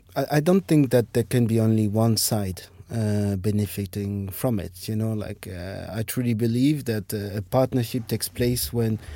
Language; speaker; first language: English; non-native, fluent; French